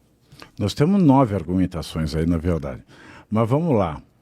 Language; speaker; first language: Portuguese; native; Portuguese